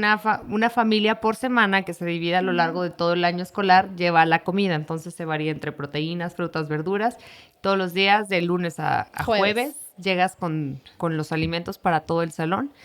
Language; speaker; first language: Spanish; native; Spanish